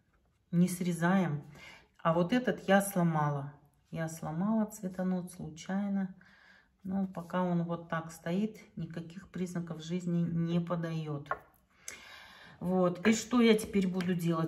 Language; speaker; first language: Russian; native; Russian